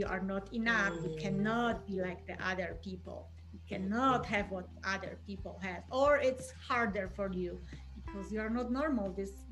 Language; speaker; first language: English; non-native, fluent; Polish